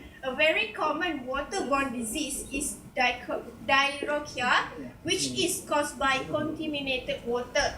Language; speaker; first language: English; non-native, learner; Malay